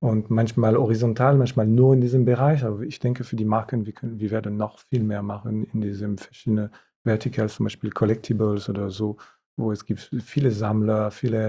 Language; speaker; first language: German; non-native, fluent; French